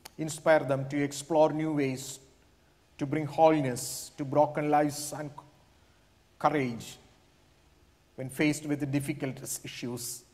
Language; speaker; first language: English; non-native, local second language; Malayalam